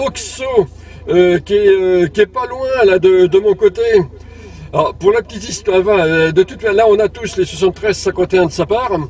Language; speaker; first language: French; native; French